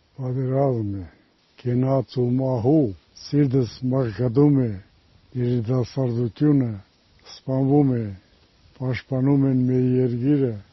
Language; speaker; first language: Armenian; native; Armenian